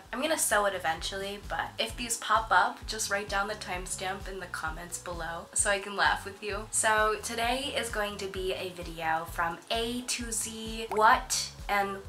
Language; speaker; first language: English; native; English